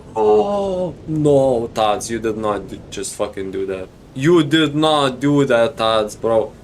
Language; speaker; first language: English; non-native, fluent; Lithuanian